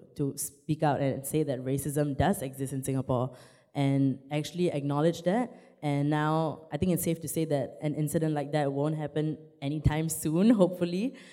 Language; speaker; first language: English; native; English